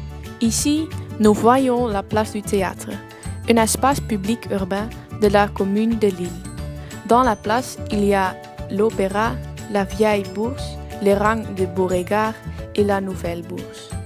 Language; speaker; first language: French; non-native, learner; Dutch